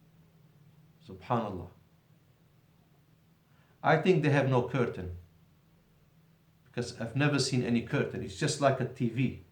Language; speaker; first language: English; non-native, fluent; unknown